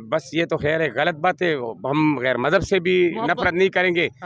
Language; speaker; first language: Urdu; native; Urdu